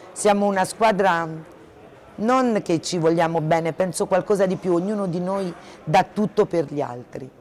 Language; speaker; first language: Italian; native; Italian